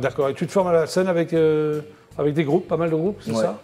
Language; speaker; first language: French; native; French